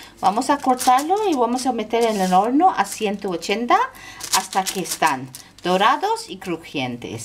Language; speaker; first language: Spanish; non-native, fluent; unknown